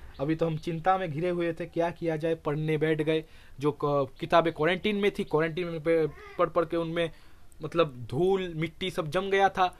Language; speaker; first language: Hindi; non-native, local second language; Bangla